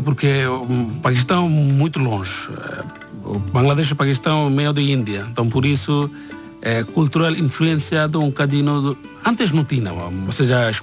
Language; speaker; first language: Portuguese; non-native, learner; Bangla